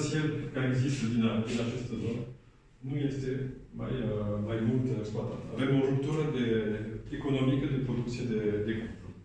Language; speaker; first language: Romanian; non-native, learner; French